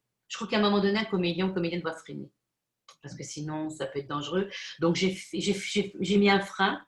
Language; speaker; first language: French; non-native, fluent; Spanish